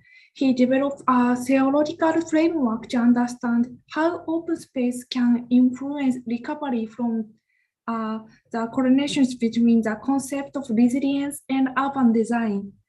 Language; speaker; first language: English; non-native, learner; Japanese